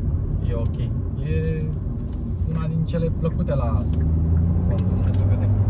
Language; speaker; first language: Romanian; native; Romanian